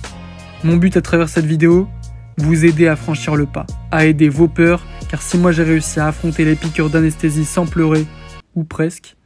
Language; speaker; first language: French; native; French